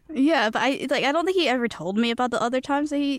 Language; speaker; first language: English; early bilingual, other home language; Cantonese